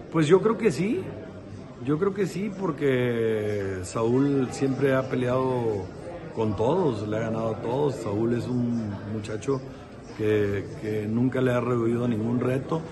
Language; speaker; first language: Spanish; native; Spanish